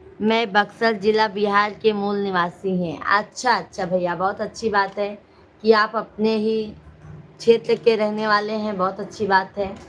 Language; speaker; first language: Hindi; native; Hindi